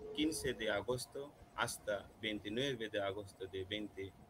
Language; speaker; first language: Spanish; non-native, learner; Bangla